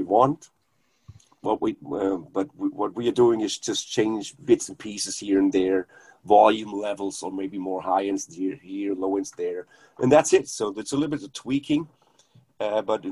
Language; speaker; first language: English; non-native, fluent; German